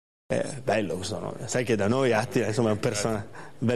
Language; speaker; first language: Italian; native; Italian